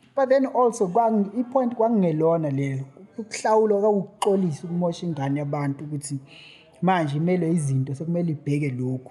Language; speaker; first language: Zulu; native; Zulu